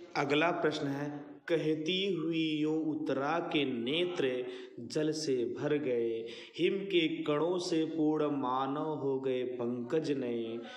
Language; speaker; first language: Hindi; native; Hindi